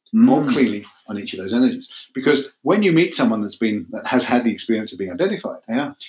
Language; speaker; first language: English; native; English